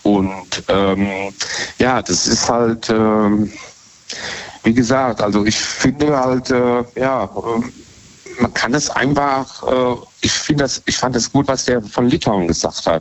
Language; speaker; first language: German; native; German